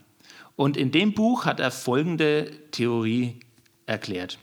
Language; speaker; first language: German; native; German